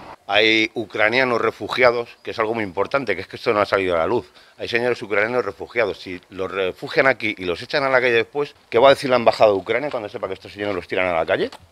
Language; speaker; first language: Spanish; native; Spanish